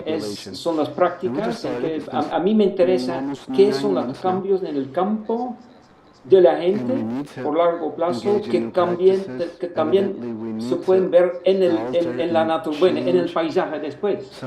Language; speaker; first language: Spanish; non-native, fluent; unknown